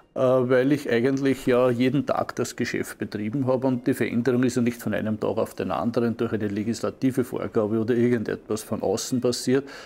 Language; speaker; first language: German; native; German